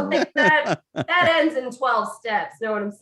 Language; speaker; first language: English; native; English